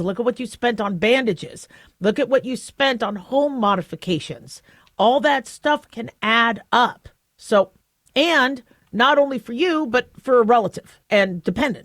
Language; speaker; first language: English; native; English